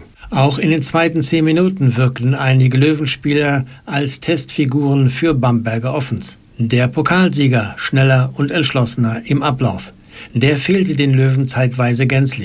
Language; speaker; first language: German; native; German